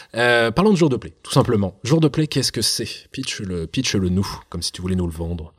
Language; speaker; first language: French; early bilingual, other home language; Turkish